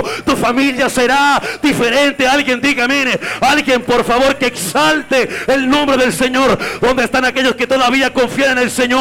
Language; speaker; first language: Spanish; native; Spanish